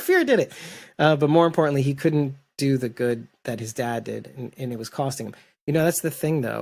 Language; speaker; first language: English; native; English